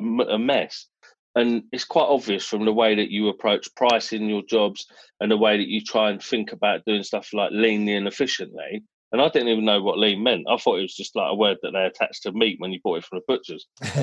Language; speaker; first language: English; native; English